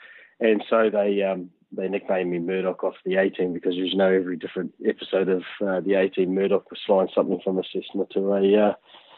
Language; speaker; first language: English; native; English